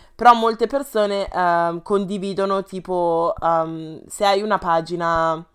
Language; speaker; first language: Italian; early bilingual, other home language; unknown